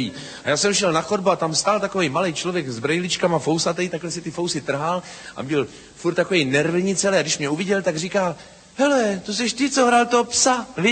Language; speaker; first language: Czech; native; Czech